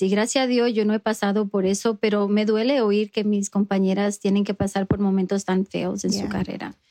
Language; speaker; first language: Spanish; early bilingual, heritage; Spanish